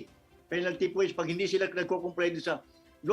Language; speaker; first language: Filipino; native; Filipino